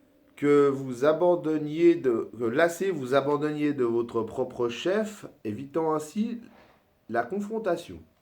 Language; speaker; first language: French; native; French